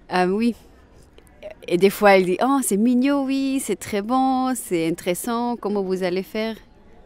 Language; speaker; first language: French; non-native, local second language; Swiss German